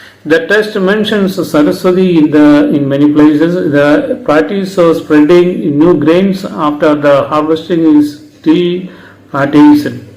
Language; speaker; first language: English; non-native, local second language; Malayalam